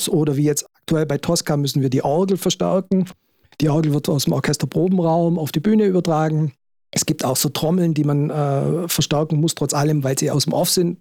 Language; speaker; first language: German; native; German